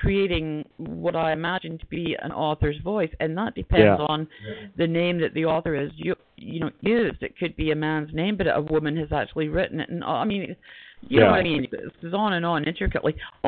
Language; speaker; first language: English; native; English